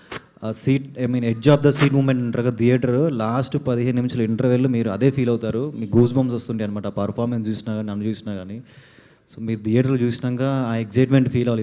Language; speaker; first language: Telugu; native; Telugu